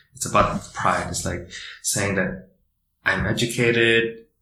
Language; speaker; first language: English; non-native, fluent; Indonesian